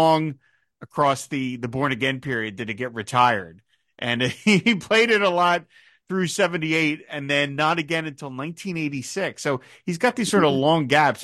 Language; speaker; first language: English; native; English